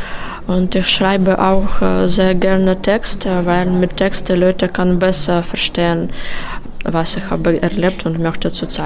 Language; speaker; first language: German; non-native, learner; Ukrainian